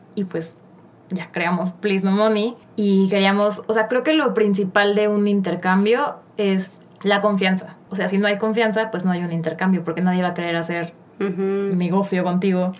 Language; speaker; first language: Spanish; native; Spanish